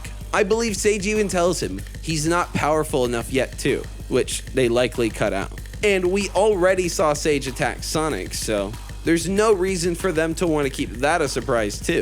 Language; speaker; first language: English; native; English